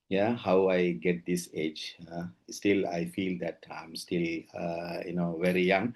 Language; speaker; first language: English; non-native, local second language; Tamil